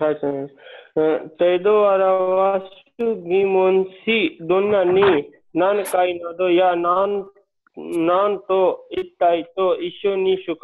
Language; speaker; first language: Japanese; non-native, learner; Hindi